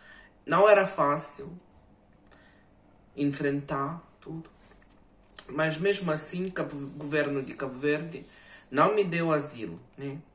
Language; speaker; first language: Portuguese; non-native, fluent; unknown